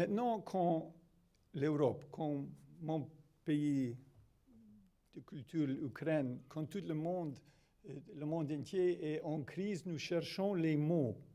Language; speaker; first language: French; non-native, fluent; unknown